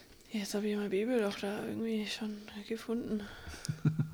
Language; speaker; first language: German; non-native, fluent; English